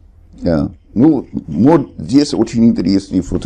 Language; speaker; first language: Russian; non-native, fluent; English